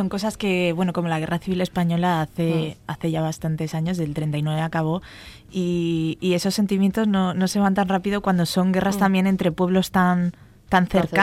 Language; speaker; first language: Spanish; native; Spanish